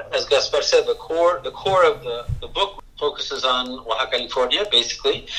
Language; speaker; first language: English; native; English